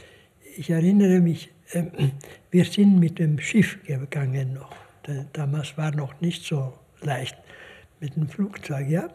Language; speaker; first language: German; non-native, fluent; Hungarian